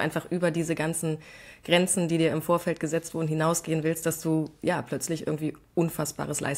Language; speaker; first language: German; native; German